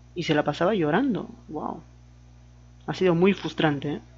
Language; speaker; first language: Spanish; native; Spanish